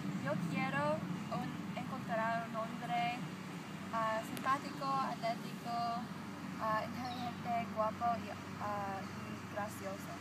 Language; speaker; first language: Spanish; non-native, learner; English